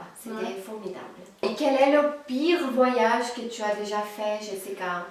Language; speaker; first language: French; non-native, fluent; Portuguese